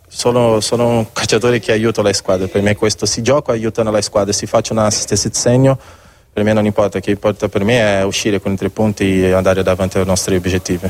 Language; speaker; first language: Italian; non-native, learner; Spanish